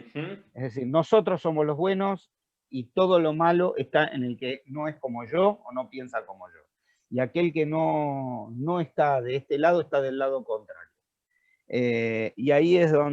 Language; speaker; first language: Spanish; native; Spanish